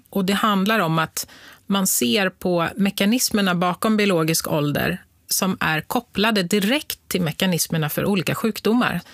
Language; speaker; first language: Swedish; native; Swedish